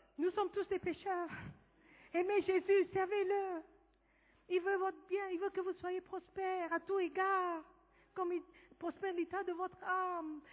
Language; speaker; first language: French; non-native, fluent; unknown